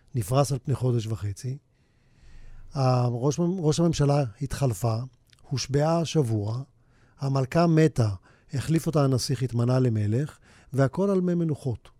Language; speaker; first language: Hebrew; native; Hebrew